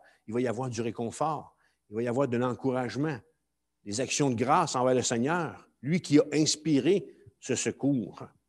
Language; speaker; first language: French; native; French